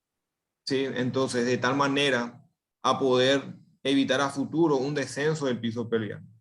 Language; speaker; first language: Spanish; native; Spanish